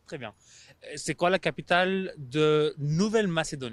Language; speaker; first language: French; non-native, fluent; English